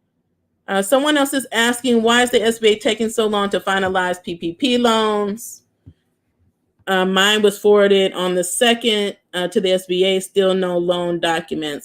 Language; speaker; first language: English; native; English